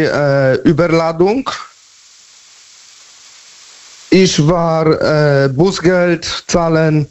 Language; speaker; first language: German; non-native, learner; Polish